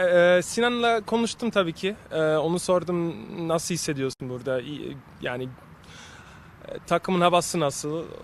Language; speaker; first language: Turkish; early bilingual, heritage; Turkish